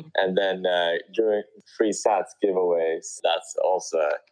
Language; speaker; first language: English; native; English